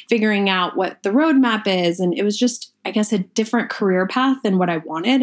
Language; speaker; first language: English; early bilingual, other home language; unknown